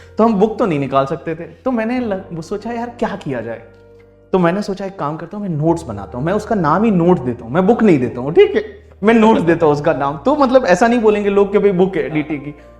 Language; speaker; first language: Hindi; native; Hindi